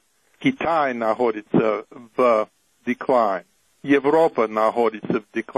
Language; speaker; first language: Russian; non-native, fluent; English